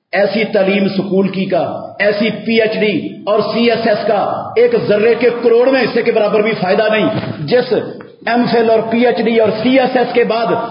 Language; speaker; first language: Urdu; native; Urdu